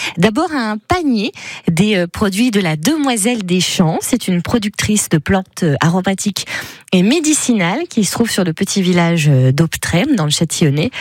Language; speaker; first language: French; native; French